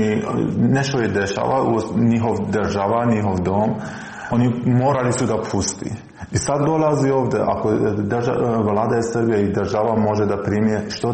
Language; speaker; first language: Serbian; non-native, learner; Persian